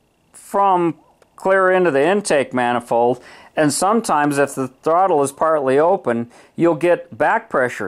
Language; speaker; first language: English; native; English